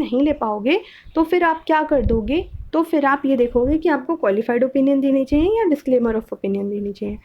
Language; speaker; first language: Hindi; native; Hindi